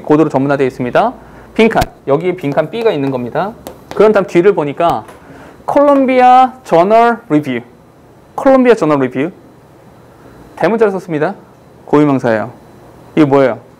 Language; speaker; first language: Korean; native; Korean